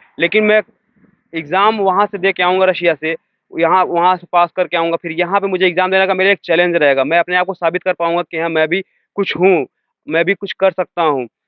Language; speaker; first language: Hindi; native; Hindi